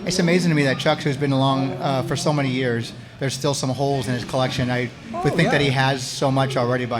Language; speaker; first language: English; native; English